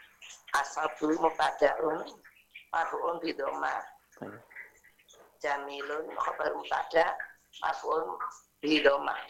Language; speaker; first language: Arabic; non-native, learner; Indonesian